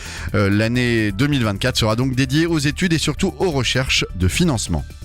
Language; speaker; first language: French; native; French